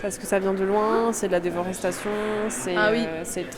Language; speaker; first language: French; native; French